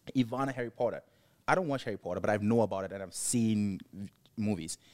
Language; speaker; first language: English; non-native, local second language; Tswana